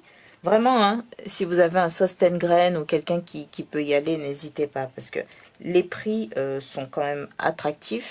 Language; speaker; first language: French; native; French